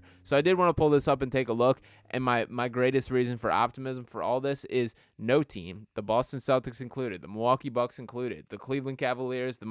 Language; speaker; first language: English; native; English